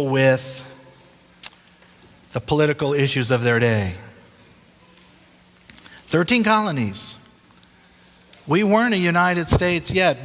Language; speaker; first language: English; native; English